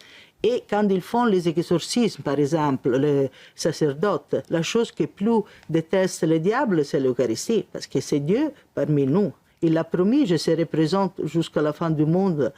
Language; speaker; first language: French; non-native, fluent; Italian